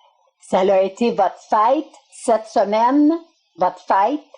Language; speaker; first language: French; early bilingual, heritage; French